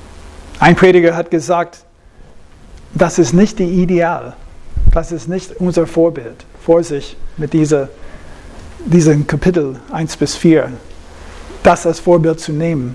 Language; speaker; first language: German; non-native, fluent; English